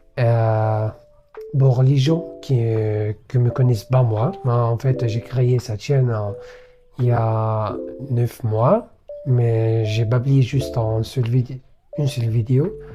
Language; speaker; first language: French; non-native, learner; Arabic